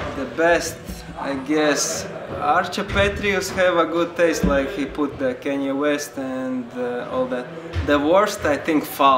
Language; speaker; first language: English; non-native, learner; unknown